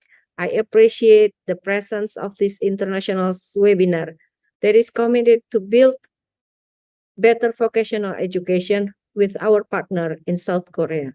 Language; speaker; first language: English; non-native, fluent; Indonesian